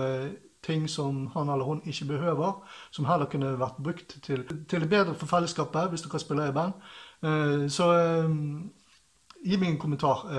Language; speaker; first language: Norwegian; native; Norwegian